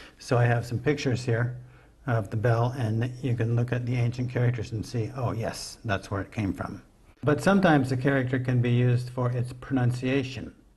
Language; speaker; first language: English; native; English